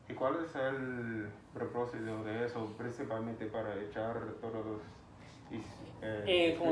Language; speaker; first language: Spanish; non-native, fluent; English